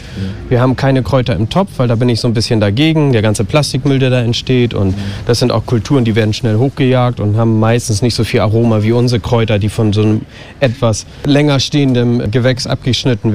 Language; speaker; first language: German; native; German